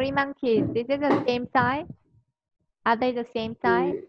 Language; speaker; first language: English; non-native, fluent; Vietnamese